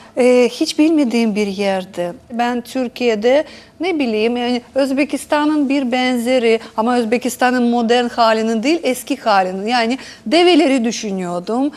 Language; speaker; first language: Turkish; non-native, fluent; Russian